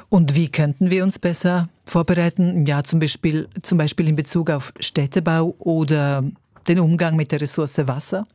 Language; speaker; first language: German; native; German